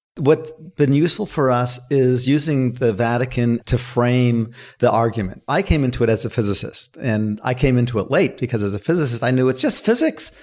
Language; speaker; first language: English; native; English